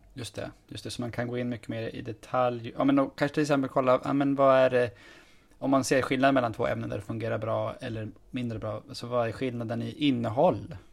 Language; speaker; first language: Swedish; native; Swedish